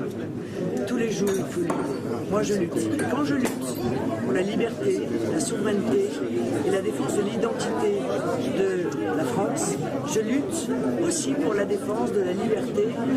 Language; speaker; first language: French; native; French